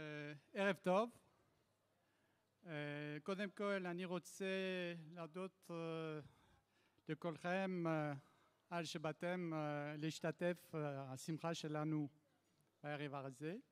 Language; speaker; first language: Hebrew; non-native, fluent; French